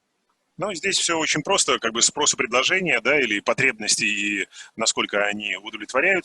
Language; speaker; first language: Russian; native; Russian